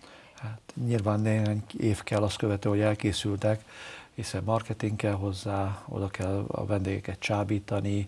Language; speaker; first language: Hungarian; native; Hungarian